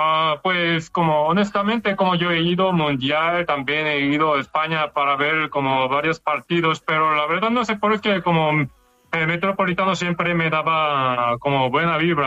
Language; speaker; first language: Spanish; non-native, fluent; Korean